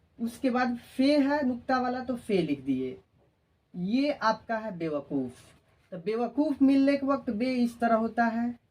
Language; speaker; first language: Hindi; native; Hindi